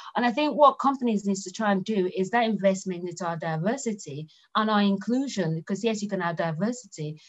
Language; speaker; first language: English; non-native, local second language; Yoruba